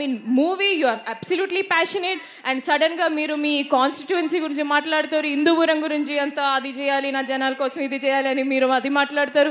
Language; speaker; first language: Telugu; non-native, learner; Malayalam